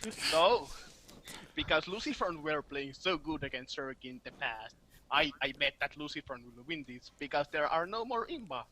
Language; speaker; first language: English; non-native, fluent; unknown